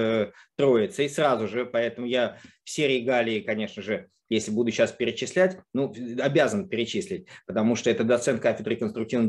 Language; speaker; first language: Russian; native; Russian